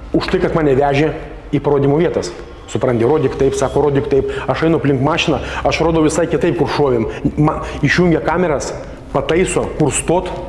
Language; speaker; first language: Lithuanian; native; Lithuanian